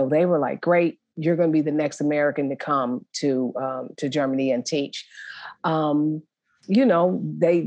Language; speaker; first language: English; native; English